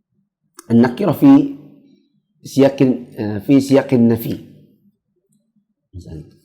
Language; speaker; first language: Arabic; non-native, fluent; Indonesian